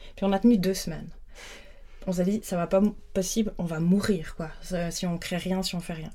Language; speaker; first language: French; native; French